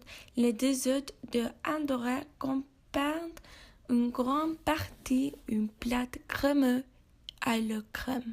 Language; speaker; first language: French; non-native, learner; English